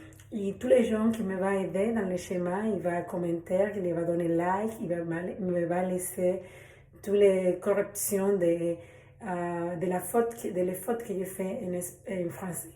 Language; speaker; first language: French; non-native, learner; Spanish